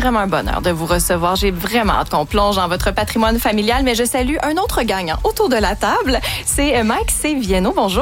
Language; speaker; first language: French; native; French